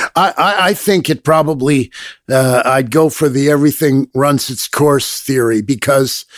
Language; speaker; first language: English; native; English